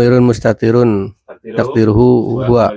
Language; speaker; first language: Arabic; non-native, learner; Indonesian